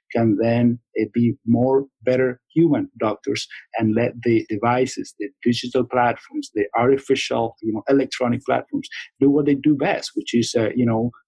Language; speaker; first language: English; non-native, fluent; Spanish